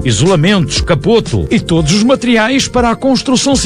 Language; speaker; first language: Portuguese; native; Portuguese